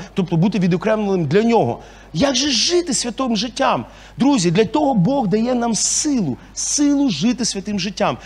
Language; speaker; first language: Ukrainian; non-native, local second language; Russian